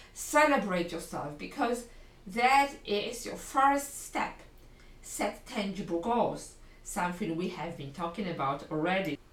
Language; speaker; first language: English; non-native, fluent; Polish